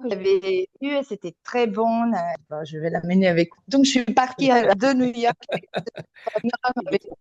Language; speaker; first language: French; non-native, fluent; Italian